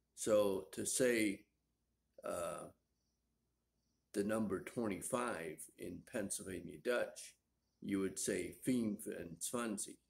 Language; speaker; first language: English; native; English